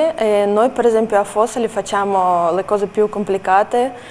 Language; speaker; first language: Italian; non-native, fluent; Russian